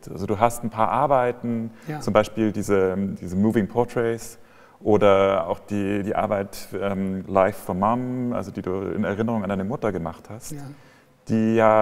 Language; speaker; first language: German; native; German